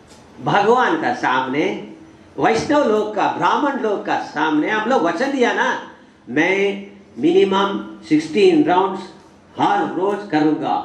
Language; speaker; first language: Hindi; non-native, learner; English